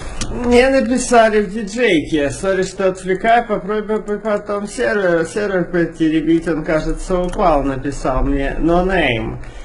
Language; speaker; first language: Russian; native; Russian